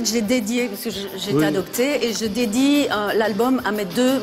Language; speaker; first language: French; native; French